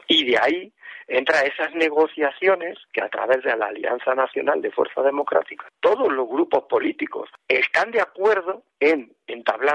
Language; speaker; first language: Spanish; native; Spanish